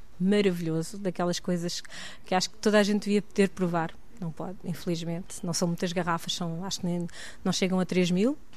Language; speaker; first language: Portuguese; native; Portuguese